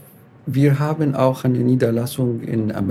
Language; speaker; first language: German; non-native, learner; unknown